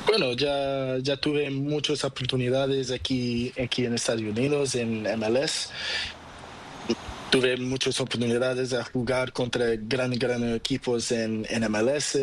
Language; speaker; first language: Spanish; non-native, learner; Portuguese